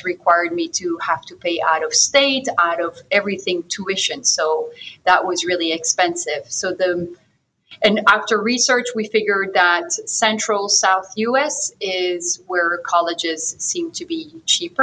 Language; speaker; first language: English; non-native, fluent; French